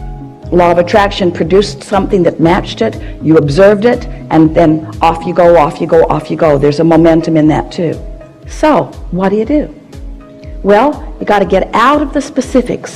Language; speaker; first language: English; native; English